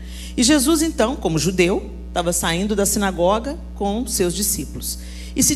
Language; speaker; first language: Portuguese; native; Portuguese